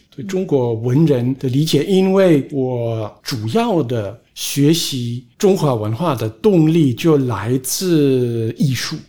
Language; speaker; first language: Chinese; non-native, fluent; German